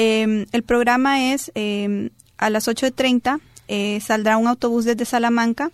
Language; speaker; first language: Spanish; native; Spanish